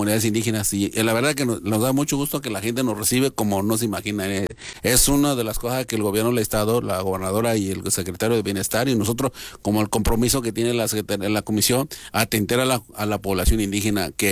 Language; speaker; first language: Spanish; non-native, local second language; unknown